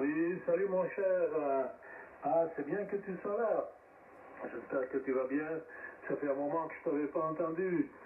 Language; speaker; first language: French; non-native, local second language; Italian